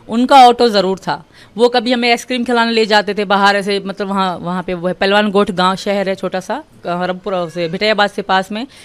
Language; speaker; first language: Urdu; non-native, local second language; Sindhi